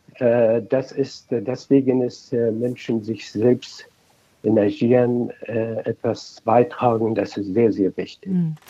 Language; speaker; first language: German; non-native, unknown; Persian